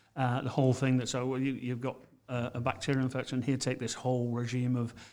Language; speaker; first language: English; native; English